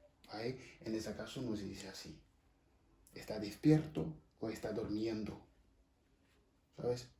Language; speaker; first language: Spanish; non-native, fluent; Wolof